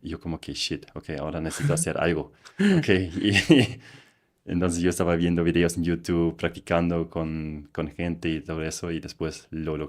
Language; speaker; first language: Spanish; non-native, fluent; German